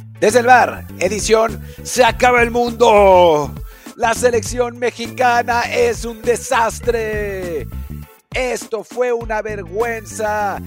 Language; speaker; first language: Spanish; native; Spanish